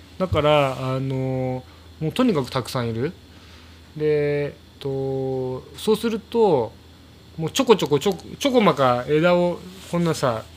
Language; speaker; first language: Japanese; native; Japanese